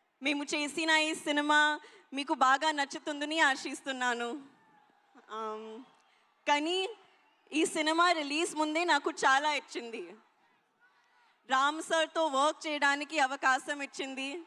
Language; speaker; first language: Telugu; non-native, learner; Hindi